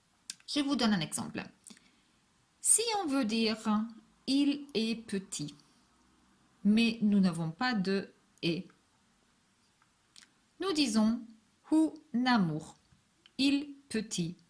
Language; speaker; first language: French; non-native, fluent; Hebrew